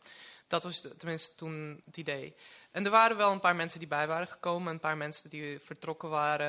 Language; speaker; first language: Dutch; non-native, fluent; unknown